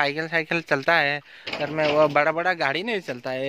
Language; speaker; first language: Hindi; non-native, local second language; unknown